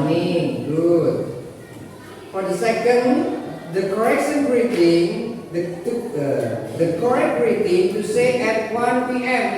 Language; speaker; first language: English; non-native, fluent; Indonesian